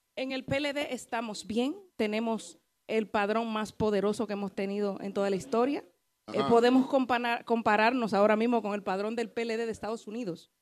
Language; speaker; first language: Spanish; native; Spanish